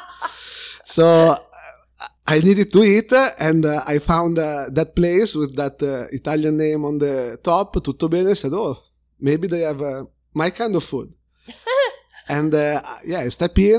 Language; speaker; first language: English; non-native, fluent; Italian